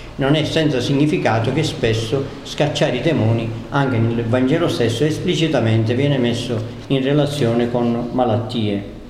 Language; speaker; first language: Italian; native; Italian